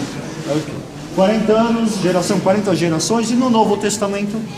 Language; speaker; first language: Portuguese; native; Portuguese